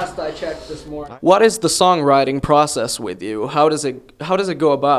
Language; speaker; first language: English; non-native, fluent; Finnish